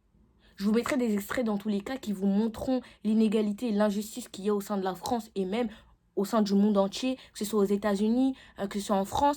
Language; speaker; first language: French; native; French